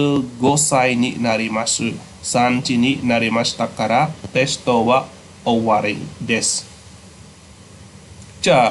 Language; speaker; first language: Japanese; non-native, fluent; Khmer